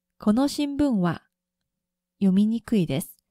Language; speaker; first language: Japanese; non-native, local second language; Korean